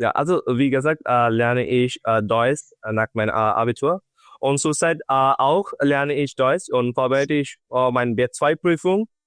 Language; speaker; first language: German; non-native, learner; Bangla